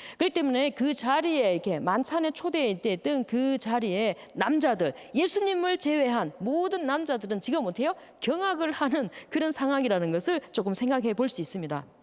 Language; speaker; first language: Korean; native; Korean